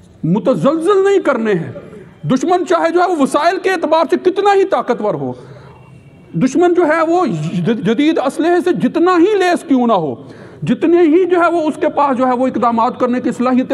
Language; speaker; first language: Urdu; native; Urdu